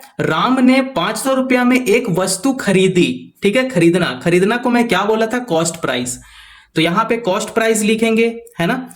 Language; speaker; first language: Hindi; native; Hindi